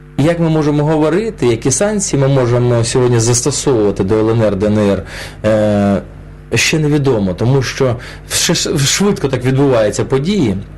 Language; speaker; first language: Ukrainian; non-native, local second language; Russian